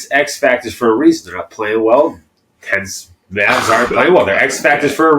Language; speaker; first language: English; native; English